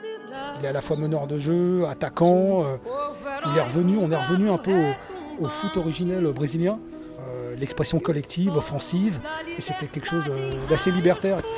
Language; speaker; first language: French; non-native, local second language; Portuguese